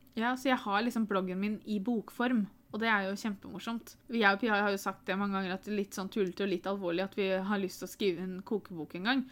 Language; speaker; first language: Norwegian; native; Norwegian